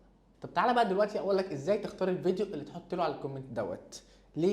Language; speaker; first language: Arabic; native; Arabic